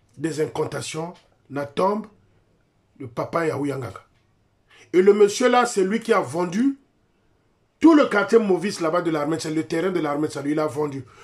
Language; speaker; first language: French; non-native, local second language; Lingala